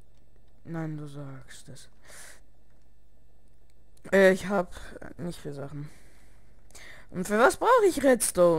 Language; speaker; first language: German; early bilingual, other home language; Russian